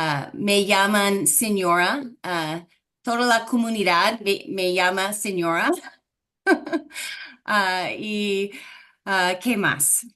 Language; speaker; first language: Spanish; non-native, fluent; English